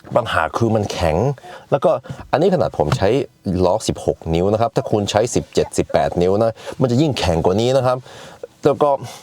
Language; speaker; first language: Thai; non-native, fluent; Swedish